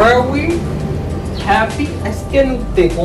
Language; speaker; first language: French; early bilingual, heritage; Haitian Creole